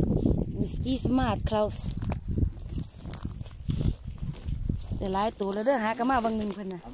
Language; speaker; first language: Danish; non-native, learner; Thai